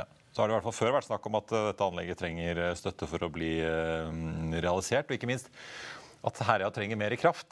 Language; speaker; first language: Norwegian; native; Norwegian